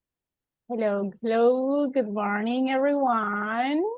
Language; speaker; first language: English; non-native, fluent; Spanish